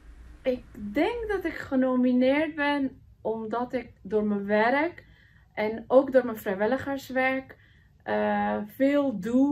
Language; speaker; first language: Dutch; non-native, fluent; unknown